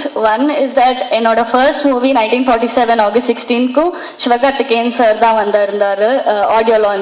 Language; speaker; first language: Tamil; non-native, fluent; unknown